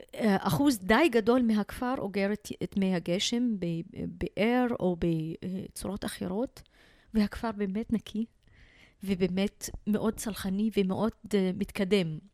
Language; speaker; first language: Hebrew; non-native, local second language; Arabic